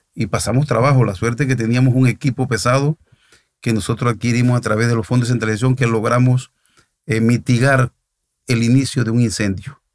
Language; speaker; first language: Spanish; native; Spanish